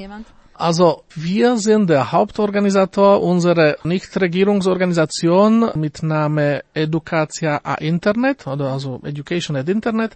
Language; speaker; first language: German; non-native, fluent; Slovak